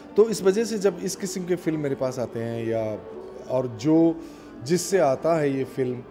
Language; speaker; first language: Hindi; non-native, local second language; Assamese